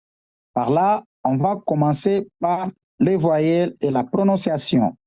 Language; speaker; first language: French; non-native, local second language; Swahili